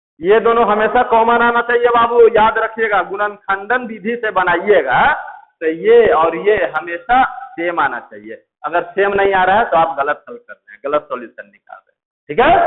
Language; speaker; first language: Hindi; native; Hindi